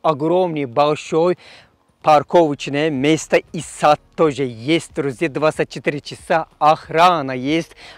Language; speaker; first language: Russian; non-native, fluent; Turkish